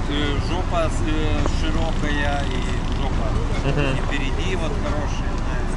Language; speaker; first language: Russian; non-native, local second language; Lithuanian